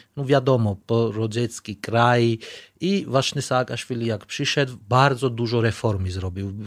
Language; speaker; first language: Polish; non-native, learner; Georgian